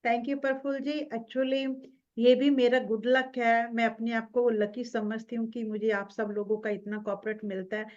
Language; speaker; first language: Hindi; non-native, local second language; Punjabi